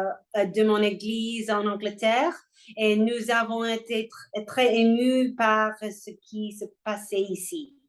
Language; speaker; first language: French; non-native, learner; English